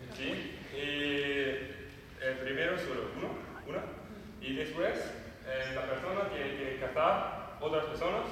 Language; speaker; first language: Spanish; non-native, learner; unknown